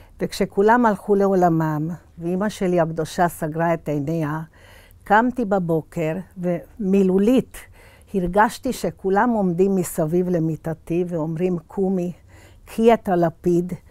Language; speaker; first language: Hebrew; early bilingual, other home language; Hungarian